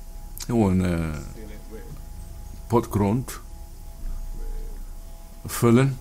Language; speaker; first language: Dutch; non-native, learner; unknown